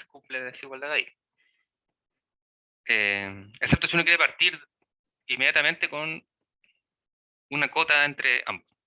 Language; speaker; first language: Spanish; native; Spanish